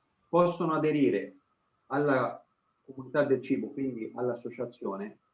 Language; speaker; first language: Italian; native; Italian